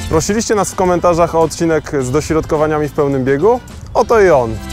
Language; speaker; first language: Polish; native; Polish